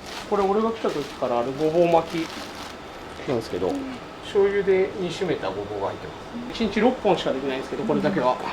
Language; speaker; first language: Japanese; native; Japanese